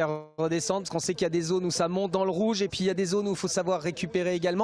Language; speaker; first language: French; native; French